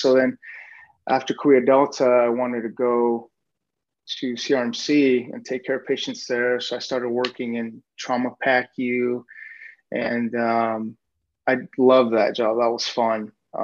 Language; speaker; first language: English; native; English